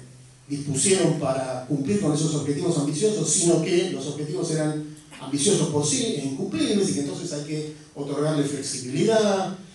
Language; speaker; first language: Spanish; native; Spanish